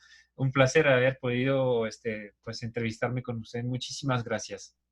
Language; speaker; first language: Spanish; native; Spanish